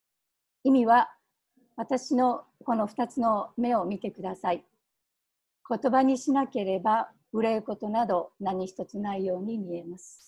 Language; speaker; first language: Japanese; native; Japanese